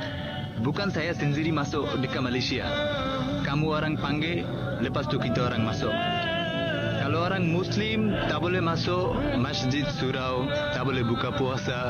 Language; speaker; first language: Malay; non-native, learner; Bangla